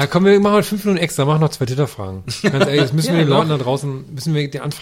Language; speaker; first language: German; native; German